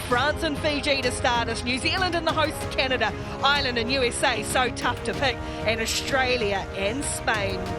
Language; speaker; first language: English; native; English